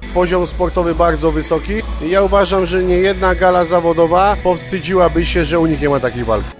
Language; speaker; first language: Polish; native; Polish